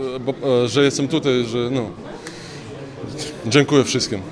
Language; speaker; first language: Polish; non-native, learner; Ukrainian